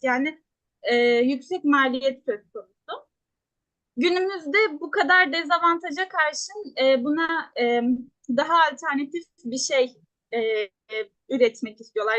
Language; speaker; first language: Turkish; native; Turkish